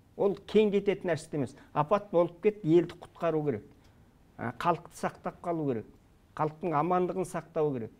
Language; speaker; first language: Kazakh; early bilingual, heritage; Kazakh